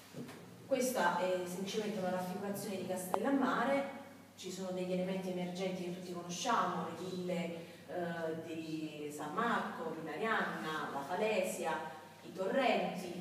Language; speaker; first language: Italian; native; Italian